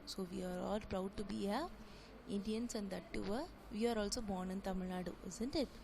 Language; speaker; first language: English; non-native, local second language; Tamil